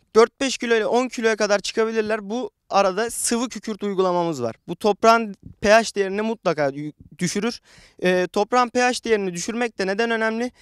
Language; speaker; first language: Turkish; native; Turkish